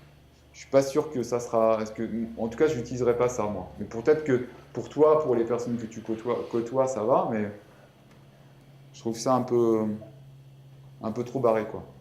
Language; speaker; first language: French; native; French